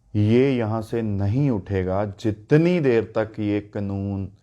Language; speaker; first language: Hindi; non-native, local second language; Punjabi